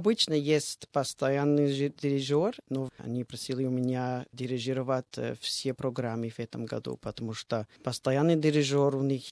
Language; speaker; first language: Russian; non-native, fluent; English